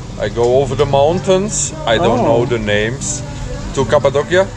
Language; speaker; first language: English; non-native, learner; German